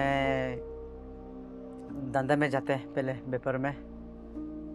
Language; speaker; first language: Hindi; non-native, local second language; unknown